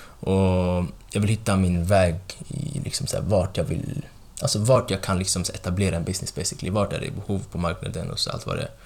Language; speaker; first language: Swedish; early bilingual, other home language; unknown